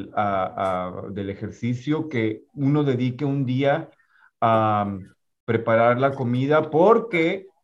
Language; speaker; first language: Spanish; native; Spanish